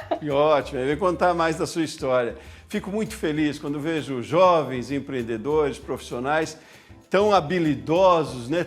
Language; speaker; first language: Portuguese; native; Portuguese